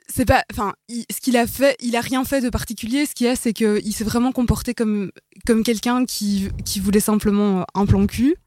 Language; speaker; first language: French; native; French